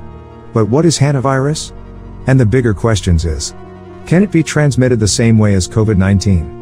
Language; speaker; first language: English; non-native, fluent; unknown